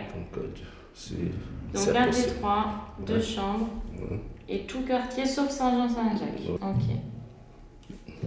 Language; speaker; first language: French; native; French